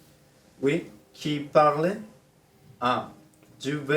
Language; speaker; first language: French; non-native, learner; Spanish